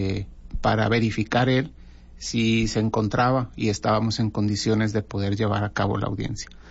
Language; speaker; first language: Spanish; native; Spanish